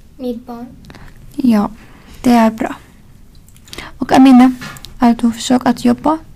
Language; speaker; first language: Swedish; non-native, learner; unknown